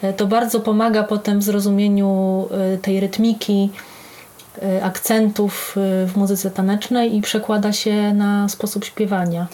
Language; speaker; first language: Polish; native; Polish